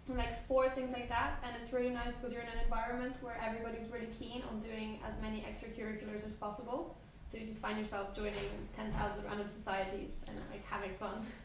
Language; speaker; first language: English; non-native, fluent; Polish